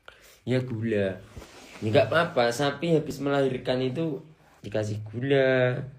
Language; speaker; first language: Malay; non-native, local second language; Javanese